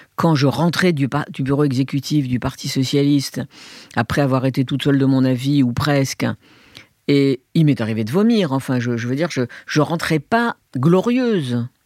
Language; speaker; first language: French; native; French